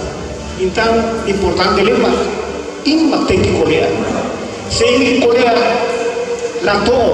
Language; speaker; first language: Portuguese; non-native, learner; Tetum